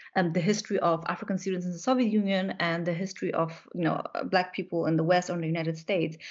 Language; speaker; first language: English; non-native, fluent; Polish